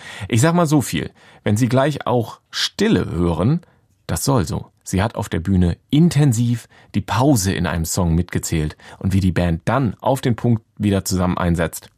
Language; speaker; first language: German; native; German